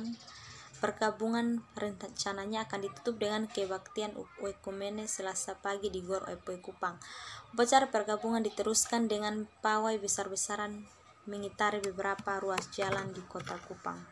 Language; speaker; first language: Indonesian; native; Indonesian